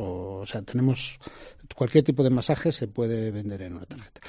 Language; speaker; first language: Spanish; native; Spanish